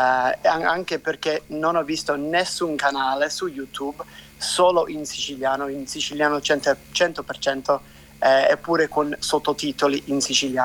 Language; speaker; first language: Italian; non-native, fluent; English